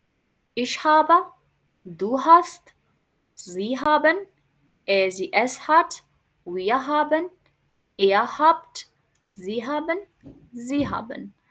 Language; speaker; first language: German; non-native, learner; Hindi